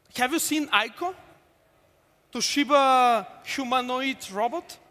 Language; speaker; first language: English; non-native, fluent; Bulgarian